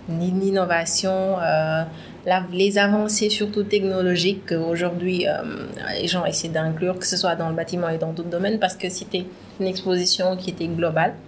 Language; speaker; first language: French; non-native, local second language; Wolof